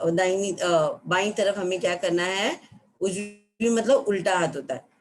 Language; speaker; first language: Hindi; non-native, local second language; Marathi